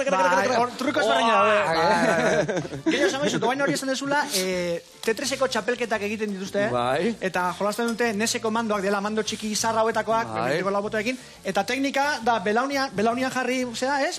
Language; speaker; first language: Basque; native; Basque